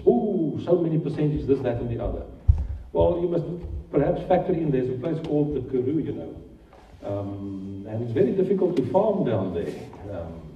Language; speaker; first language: English; non-native, local second language; Afrikaans